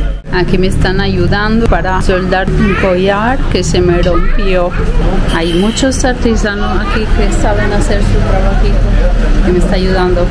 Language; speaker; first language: Spanish; non-native, fluent; Italian